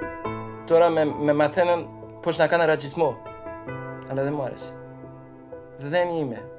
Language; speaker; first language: Greek; non-native, learner; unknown